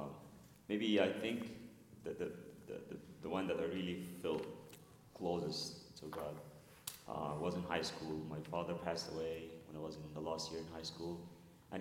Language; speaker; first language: English; non-native, fluent; Arabic